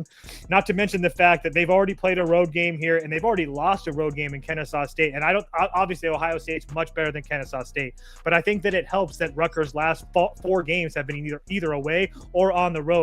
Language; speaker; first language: English; native; English